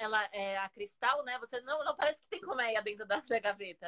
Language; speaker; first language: Portuguese; native; Portuguese